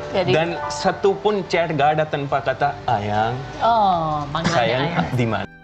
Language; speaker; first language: Indonesian; non-native, fluent; Hindi